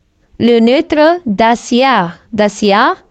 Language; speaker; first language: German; non-native, fluent; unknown